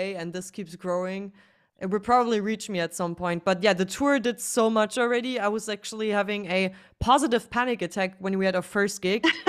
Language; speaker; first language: English; non-native, fluent; German